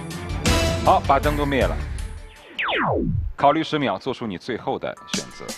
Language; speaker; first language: Chinese; native; Chinese